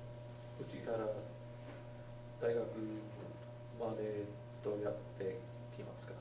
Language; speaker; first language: Japanese; non-native, learner; English